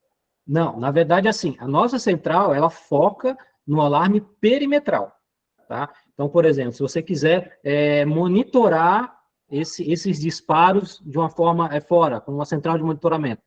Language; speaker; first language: Portuguese; native; Portuguese